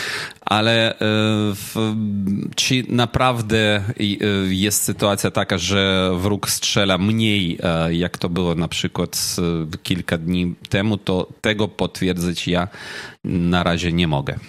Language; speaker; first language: Polish; non-native, fluent; Ukrainian